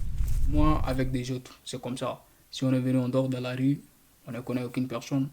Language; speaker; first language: French; non-native, learner; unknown